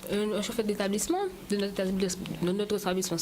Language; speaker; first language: French; native; French